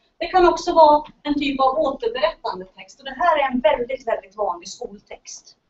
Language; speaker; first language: Swedish; native; Swedish